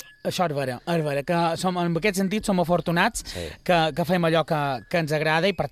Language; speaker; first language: Catalan; native; Catalan